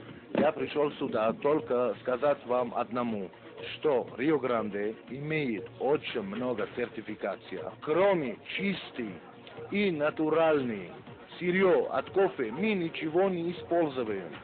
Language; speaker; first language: Russian; non-native, learner; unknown